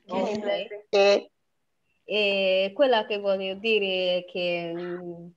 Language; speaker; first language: Italian; non-native, fluent; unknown